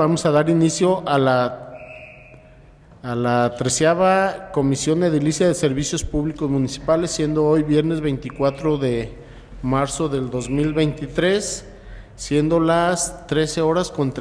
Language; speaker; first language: Spanish; native; Spanish